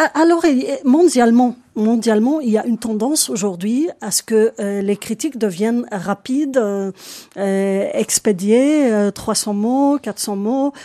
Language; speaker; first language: French; non-native, local second language; Arabic